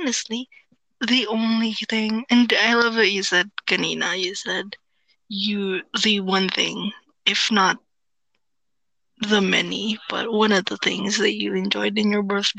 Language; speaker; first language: English; non-native, local second language; Cebuano